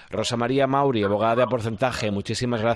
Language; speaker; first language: Spanish; native; Spanish